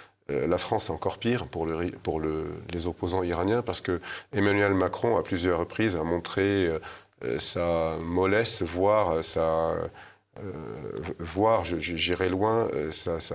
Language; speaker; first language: French; native; French